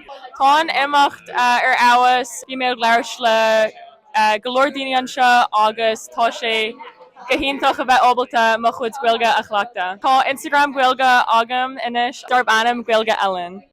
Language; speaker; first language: Irish; non-native, learner; English